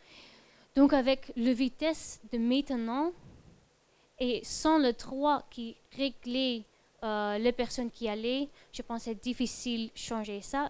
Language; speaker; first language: French; non-native, fluent; Dutch